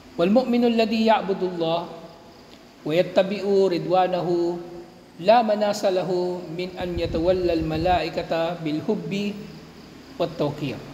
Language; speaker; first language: Filipino; native; Filipino